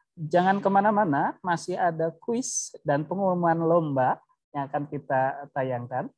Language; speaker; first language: Indonesian; native; Indonesian